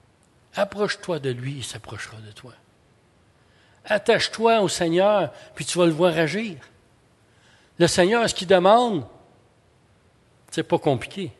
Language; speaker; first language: French; native; French